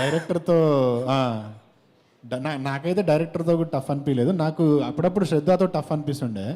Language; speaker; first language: Telugu; native; Telugu